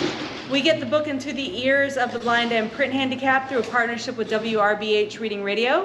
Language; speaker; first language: English; native; English